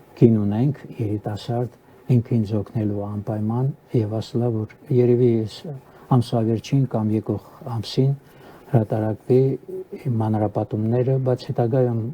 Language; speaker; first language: Armenian; native; Armenian